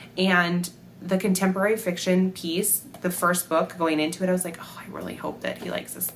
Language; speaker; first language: English; native; English